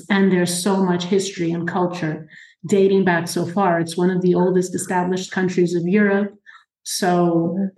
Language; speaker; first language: English; native; English